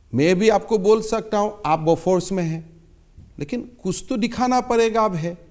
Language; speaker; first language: Hindi; non-native, local second language; Assamese